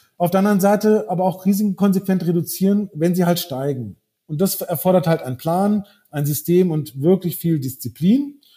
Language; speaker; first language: German; early bilingual, heritage; German